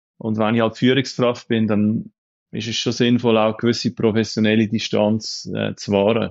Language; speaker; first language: German; native; German